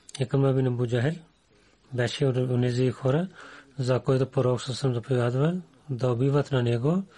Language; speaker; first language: Bulgarian; non-native, learner; Urdu